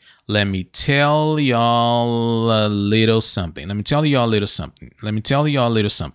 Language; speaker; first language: English; non-native, fluent; Portuguese